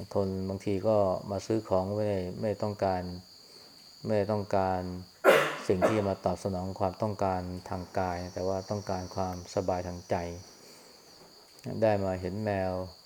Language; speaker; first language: Thai; native; Thai